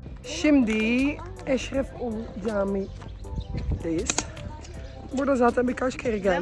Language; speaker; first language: Turkish; early bilingual, heritage; Turkish